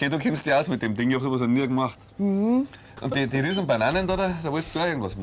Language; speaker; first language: German; native; German